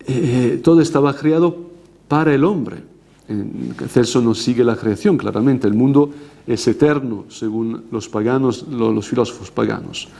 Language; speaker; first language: Spanish; non-native, fluent; Italian